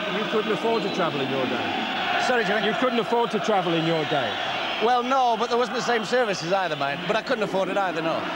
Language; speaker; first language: English; native; English